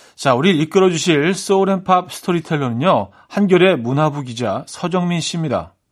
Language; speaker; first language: Korean; native; Korean